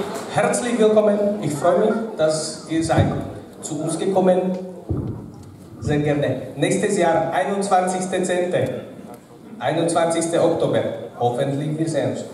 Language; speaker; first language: German; non-native, learner; Slovak